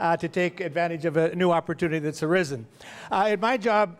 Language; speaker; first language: English; native; English